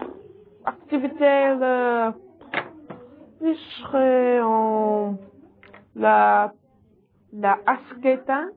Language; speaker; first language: French; non-native, learner; English